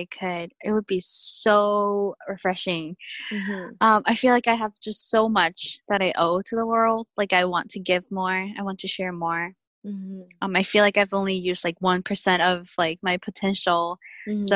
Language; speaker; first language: English; non-native, fluent; Korean